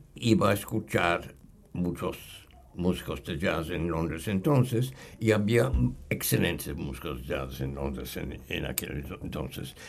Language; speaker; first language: Spanish; non-native, fluent; English